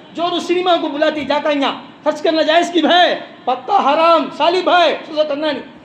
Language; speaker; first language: Hindi; non-native, local second language; Tamil